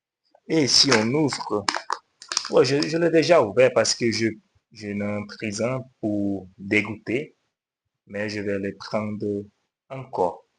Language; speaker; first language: French; non-native, learner; Portuguese